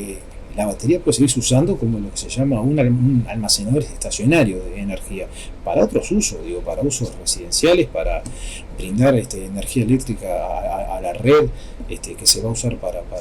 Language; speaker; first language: Spanish; native; Spanish